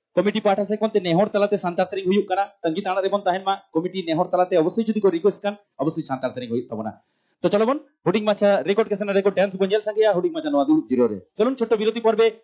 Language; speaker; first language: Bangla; non-native, local second language; Santali